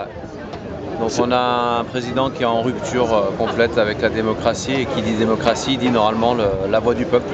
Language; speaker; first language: French; native; French